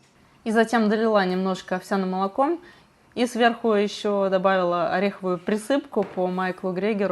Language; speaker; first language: Russian; native; Russian